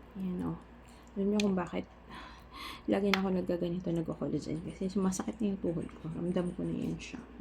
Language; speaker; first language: Filipino; non-native, local second language; Bikol